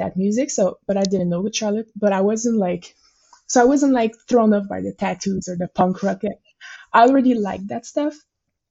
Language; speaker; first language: English; non-native, fluent; French